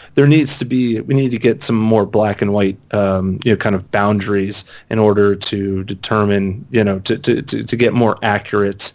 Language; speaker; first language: English; native; English